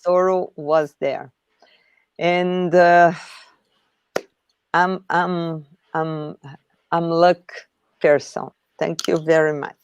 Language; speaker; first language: English; non-native, learner; Portuguese